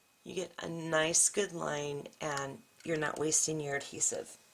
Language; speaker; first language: English; native; English